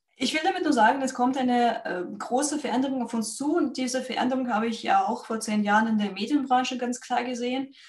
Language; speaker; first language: German; non-native, fluent; Russian